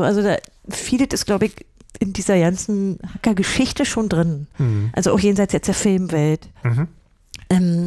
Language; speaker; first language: German; native; German